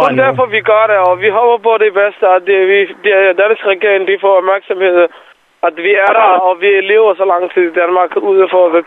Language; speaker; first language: Danish; non-native, fluent; Somali